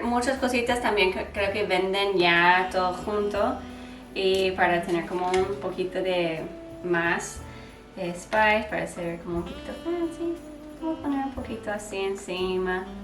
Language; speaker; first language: Spanish; non-native, learner; English